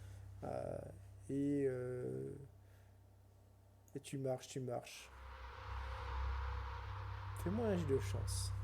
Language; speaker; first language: French; native; French